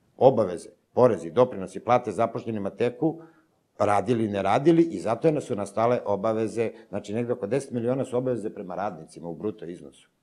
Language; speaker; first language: Serbian; native; Serbian